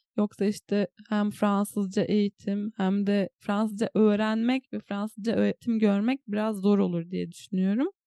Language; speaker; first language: Turkish; native; Turkish